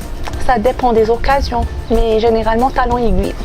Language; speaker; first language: French; non-native, local second language; Arabic